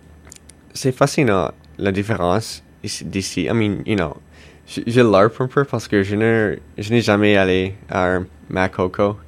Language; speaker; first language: French; non-native, local second language; English